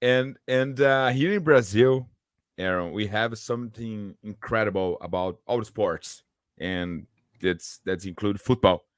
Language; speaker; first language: English; non-native, learner; Portuguese